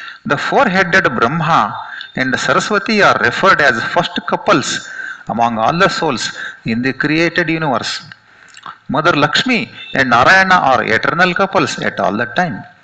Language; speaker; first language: English; non-native, local second language; Kannada